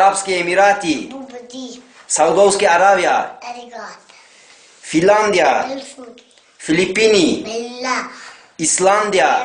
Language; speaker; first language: Russian; non-native, local second language; Tajik